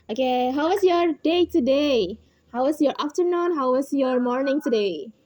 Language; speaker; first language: English; non-native, learner; Indonesian